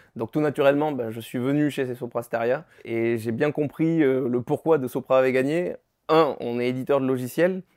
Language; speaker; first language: French; native; French